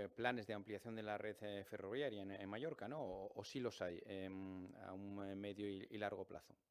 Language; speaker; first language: Spanish; non-native, local second language; Catalan